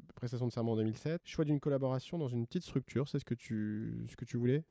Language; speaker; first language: French; native; French